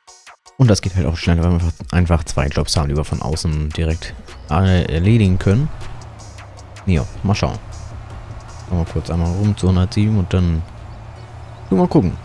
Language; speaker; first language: German; native; German